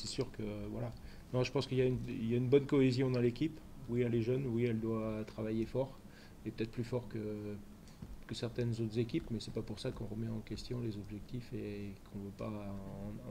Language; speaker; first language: French; native; French